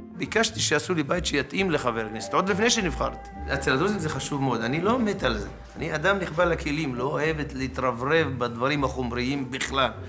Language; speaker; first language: Hebrew; non-native, local second language; Arabic